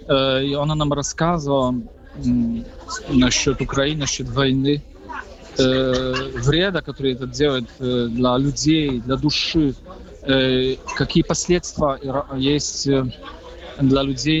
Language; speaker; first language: Russian; non-native, fluent; Polish